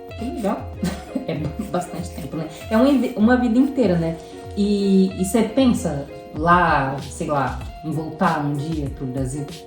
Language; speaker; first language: Portuguese; native; Portuguese